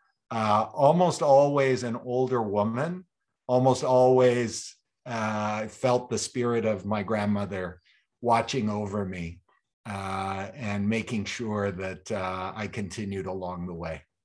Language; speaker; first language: English; native; English